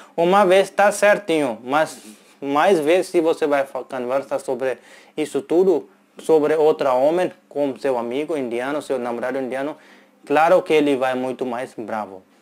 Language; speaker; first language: Portuguese; non-native, learner; Hindi